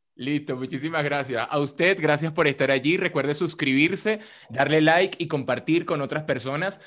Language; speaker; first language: Spanish; native; Spanish